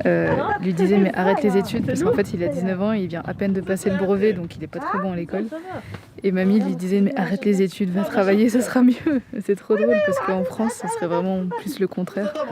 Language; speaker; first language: French; native; French